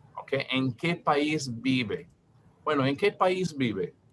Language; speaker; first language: Spanish; non-native, fluent; English